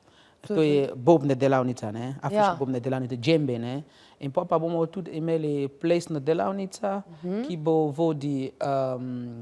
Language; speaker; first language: Slovenian; non-native, learner; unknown